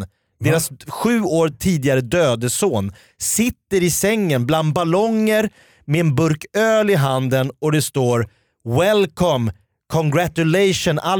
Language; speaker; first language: Swedish; native; Swedish